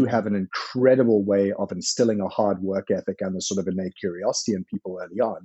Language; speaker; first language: English; native; English